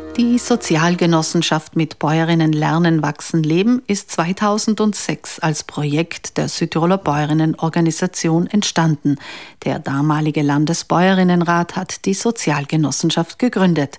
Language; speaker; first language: German; native; German